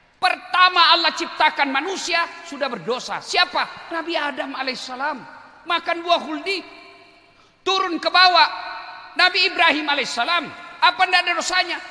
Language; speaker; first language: Indonesian; non-native, local second language; Buginese